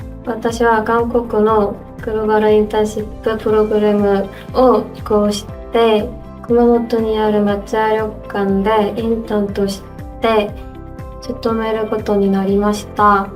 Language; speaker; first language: Japanese; non-native, fluent; Korean